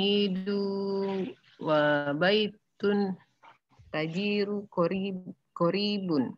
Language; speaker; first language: Arabic; non-native, learner; Indonesian